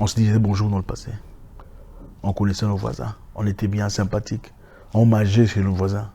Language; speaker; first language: French; native; French